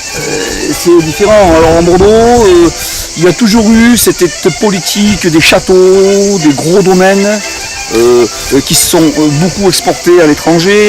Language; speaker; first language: French; native; French